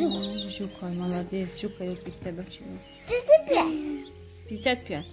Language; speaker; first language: Russian; non-native, local second language; Tajik